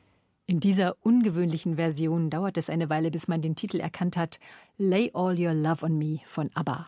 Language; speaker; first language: German; native; German